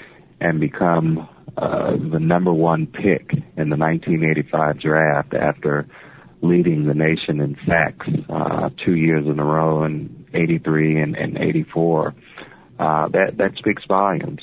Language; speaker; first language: English; native; English